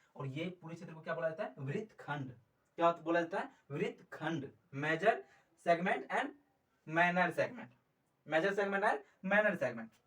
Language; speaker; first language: Hindi; native; Hindi